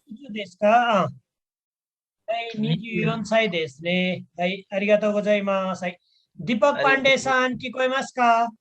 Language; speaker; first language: Japanese; non-native, fluent; Nepali